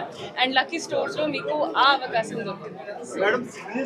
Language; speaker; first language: Telugu; non-native, local second language; Hindi